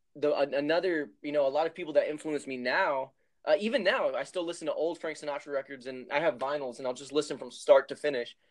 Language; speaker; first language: English; native; English